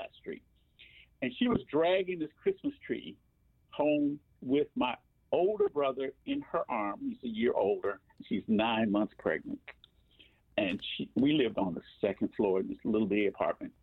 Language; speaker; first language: English; native; English